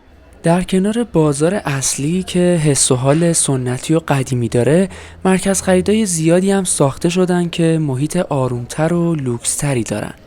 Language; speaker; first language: Persian; native; Persian